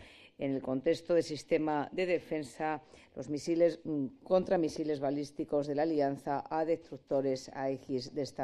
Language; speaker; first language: Spanish; native; Spanish